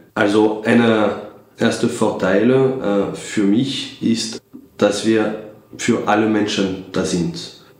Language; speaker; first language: German; non-native, fluent; French